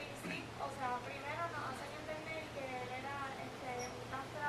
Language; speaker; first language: Spanish; native; Spanish